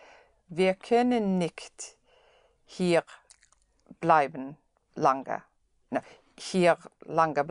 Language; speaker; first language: German; non-native, learner; English